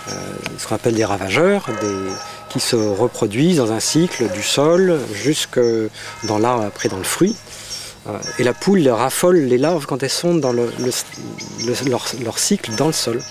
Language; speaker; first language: French; native; French